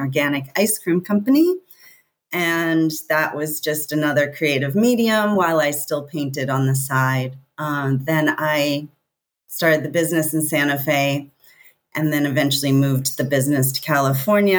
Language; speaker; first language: English; native; English